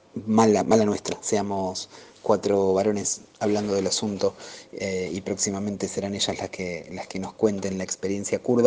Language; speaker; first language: Spanish; native; Spanish